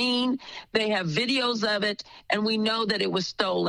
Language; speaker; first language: English; native; English